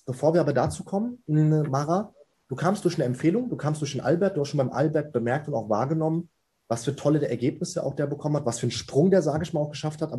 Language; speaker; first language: German; native; German